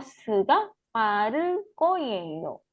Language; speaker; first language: Korean; non-native, fluent; Indonesian